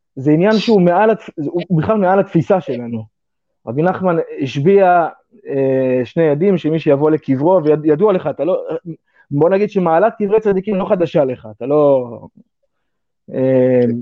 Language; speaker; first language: Hebrew; native; Hebrew